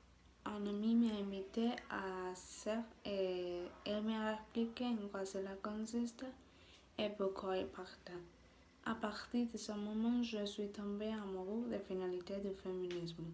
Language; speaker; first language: French; non-native, learner; Spanish